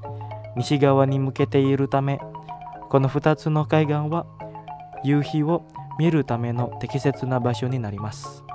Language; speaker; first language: Japanese; non-native, fluent; Indonesian